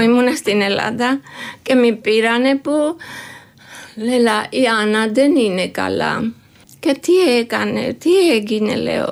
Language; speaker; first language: Greek; non-native, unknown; Georgian